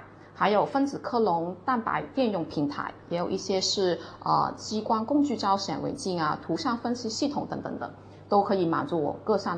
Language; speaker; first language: Chinese; non-native, local second language; Cantonese